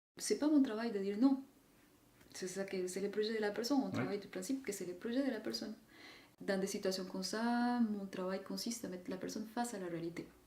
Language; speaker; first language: French; non-native, fluent; Spanish